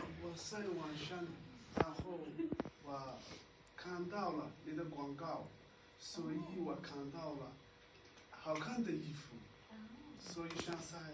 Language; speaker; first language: Chinese; non-native, learner; Somali